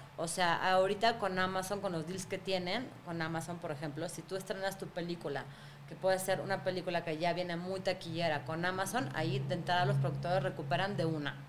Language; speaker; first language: Spanish; early bilingual, other home language; Russian